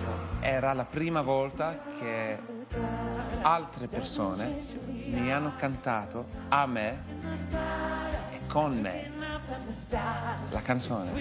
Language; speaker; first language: Italian; non-native, fluent; English